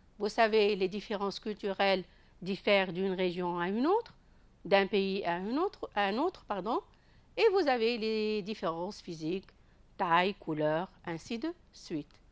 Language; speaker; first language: French; non-native, local second language; Arabic